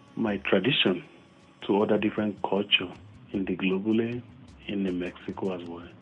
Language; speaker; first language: English; non-native, local second language; Yoruba